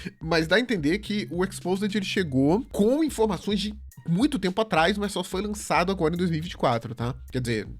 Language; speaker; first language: Portuguese; native; Portuguese